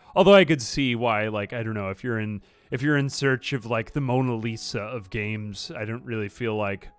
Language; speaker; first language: English; native; English